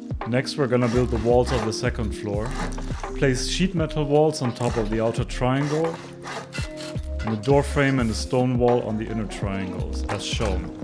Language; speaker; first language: English; non-native, fluent; German